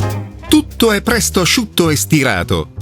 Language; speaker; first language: Italian; native; Italian